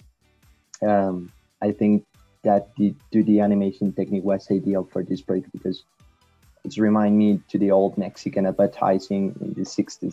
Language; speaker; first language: English; non-native, learner; Spanish